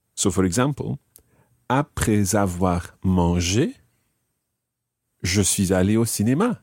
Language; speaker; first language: French; non-native, fluent; English